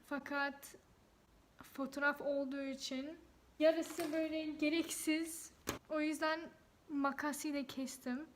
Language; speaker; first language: Turkish; non-native, fluent; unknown